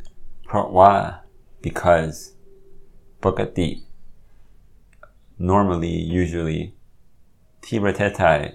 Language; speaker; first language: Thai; non-native, learner; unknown